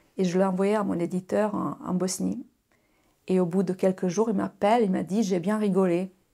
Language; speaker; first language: French; non-native, fluent; Bosnian